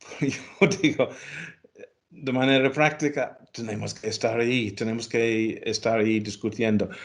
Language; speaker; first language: Spanish; non-native, fluent; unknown